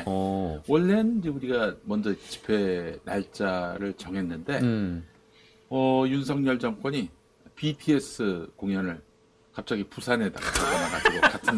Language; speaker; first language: Korean; native; Korean